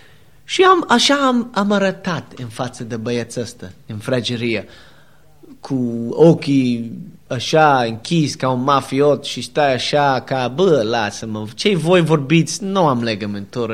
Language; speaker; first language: Romanian; non-native, learner; English